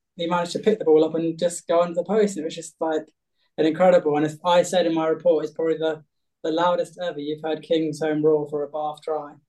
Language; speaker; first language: English; native; English